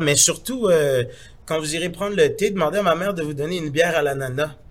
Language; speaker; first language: French; native; French